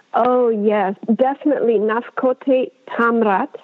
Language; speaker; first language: English; non-native, fluent; Amharic